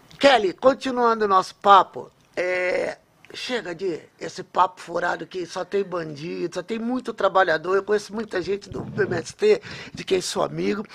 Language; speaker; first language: Portuguese; native; Portuguese